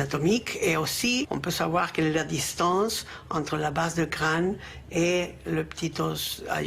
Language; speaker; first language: French; non-native, fluent; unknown